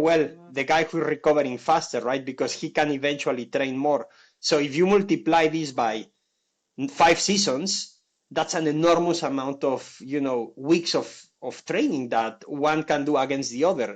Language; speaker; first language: English; non-native, fluent; Spanish